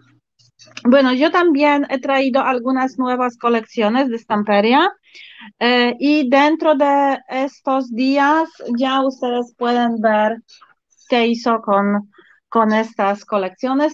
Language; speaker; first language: Spanish; non-native, fluent; Polish